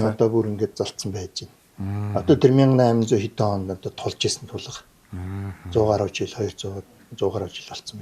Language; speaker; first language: Mongolian; native; Mongolian